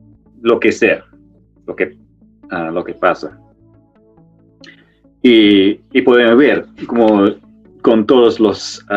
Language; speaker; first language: Spanish; non-native, fluent; English